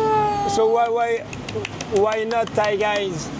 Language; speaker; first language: English; non-native, fluent; French